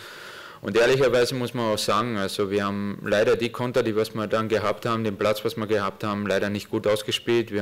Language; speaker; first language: German; native; German